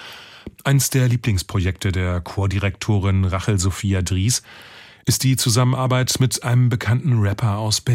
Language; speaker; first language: German; native; German